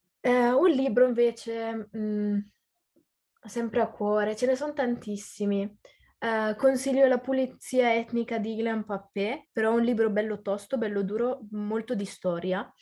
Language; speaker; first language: Italian; early bilingual, other home language; Arabic